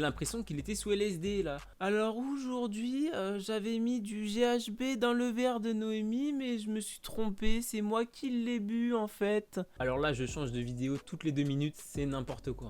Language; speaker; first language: French; native; French